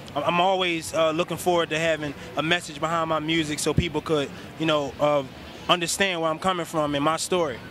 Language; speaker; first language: English; native; English